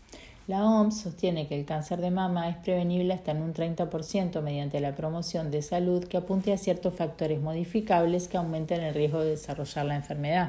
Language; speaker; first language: Spanish; native; Spanish